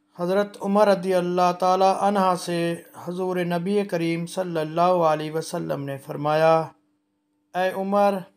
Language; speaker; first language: Urdu; non-native, local second language; Punjabi